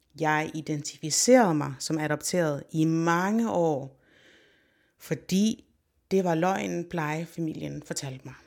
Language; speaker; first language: Danish; early bilingual, other home language; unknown